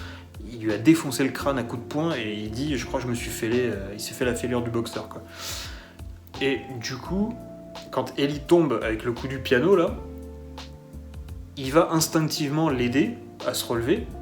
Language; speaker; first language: French; native; French